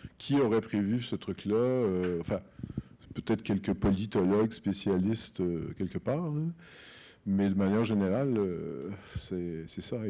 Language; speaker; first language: French; native; French